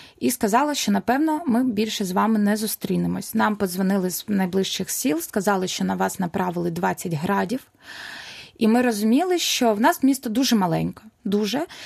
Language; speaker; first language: Ukrainian; non-native, local second language; Russian